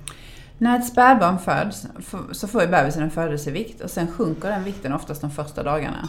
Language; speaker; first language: Swedish; native; Swedish